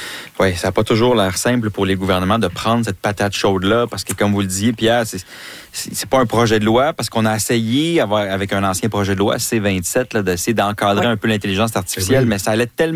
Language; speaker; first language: French; native; French